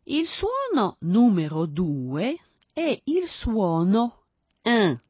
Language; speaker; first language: Italian; non-native, fluent; French